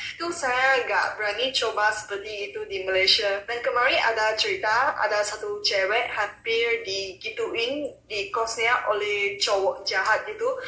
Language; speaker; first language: Malay; non-native, local second language; Chinese